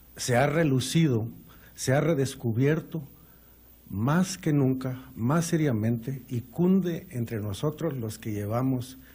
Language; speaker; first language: Spanish; native; Spanish